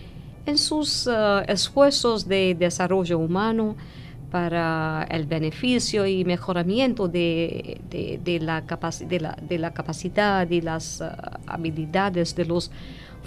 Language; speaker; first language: Spanish; non-native, fluent; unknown